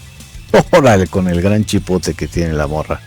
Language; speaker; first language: Spanish; native; Spanish